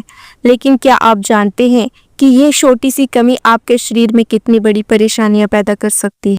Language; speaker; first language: Hindi; native; Hindi